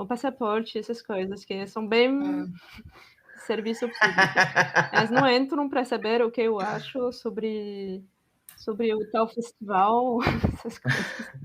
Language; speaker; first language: Portuguese; non-native, fluent; French